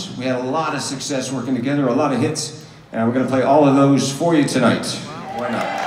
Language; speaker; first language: English; native; English